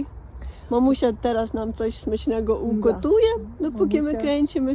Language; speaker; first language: Polish; non-native, fluent; Russian